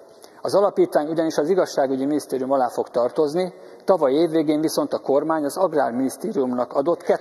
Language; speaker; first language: Hungarian; native; Hungarian